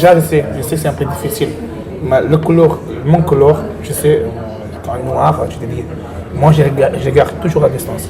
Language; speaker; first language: French; non-native, fluent; Portuguese